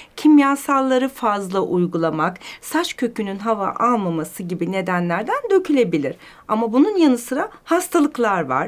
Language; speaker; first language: Turkish; native; Turkish